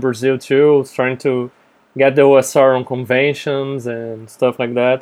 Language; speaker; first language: English; non-native, fluent; Portuguese